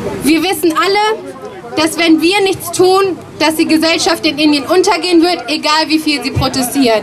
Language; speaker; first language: German; early bilingual, other home language; Punjabi